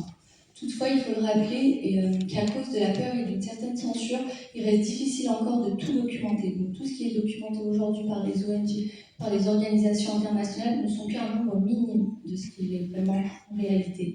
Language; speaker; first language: French; native; French